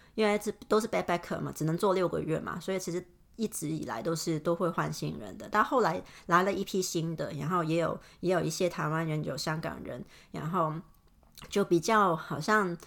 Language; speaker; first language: Chinese; non-native, local second language; Cantonese